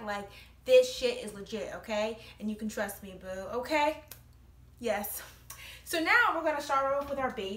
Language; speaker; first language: English; native; English